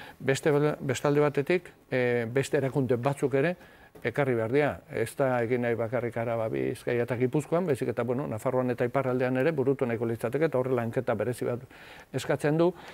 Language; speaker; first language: Basque; native; Basque